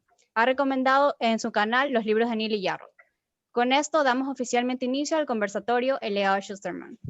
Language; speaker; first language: Spanish; native; Spanish